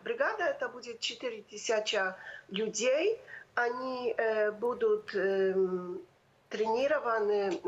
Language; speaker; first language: Russian; non-native, fluent; Polish